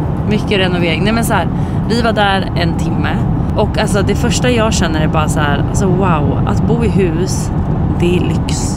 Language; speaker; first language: Swedish; native; Swedish